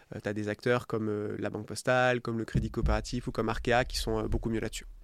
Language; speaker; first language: French; native; French